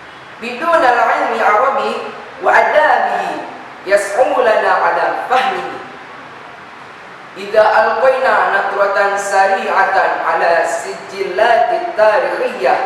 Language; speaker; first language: Arabic; non-native, learner; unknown